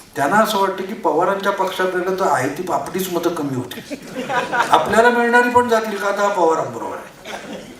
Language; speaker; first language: Marathi; non-native, local second language; Konkani